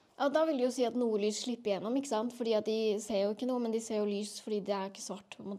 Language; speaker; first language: Norwegian; native; Norwegian